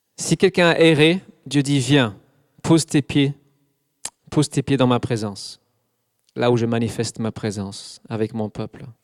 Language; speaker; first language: French; non-native, fluent; English